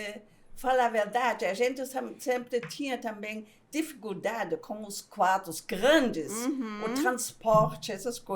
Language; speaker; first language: Portuguese; non-native, fluent; German